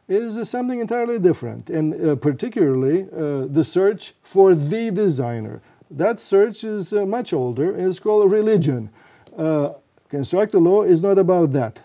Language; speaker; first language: English; non-native, fluent; Romanian